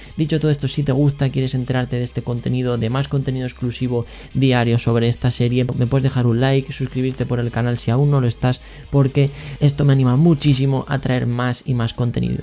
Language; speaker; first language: Spanish; native; Spanish